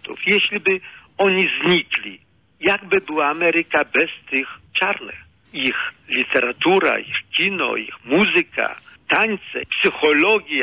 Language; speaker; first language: Polish; early bilingual, heritage; Polish